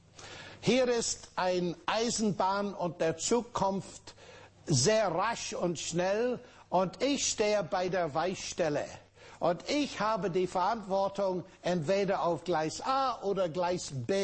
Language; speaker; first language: German; non-native, fluent; English